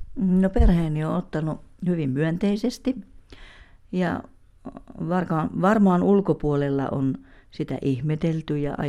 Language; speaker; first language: Finnish; native; Finnish